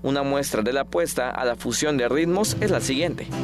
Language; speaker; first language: Spanish; native; Spanish